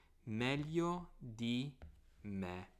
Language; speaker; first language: Italian; non-native, fluent; English